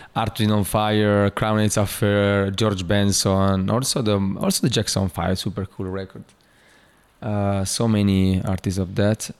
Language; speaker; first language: English; non-native, fluent; Italian